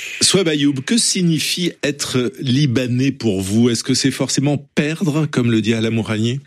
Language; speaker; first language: French; native; French